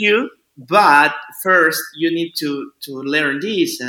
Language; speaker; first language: English; non-native, learner; Spanish